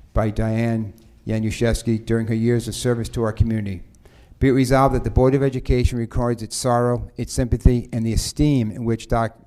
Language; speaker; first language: English; native; English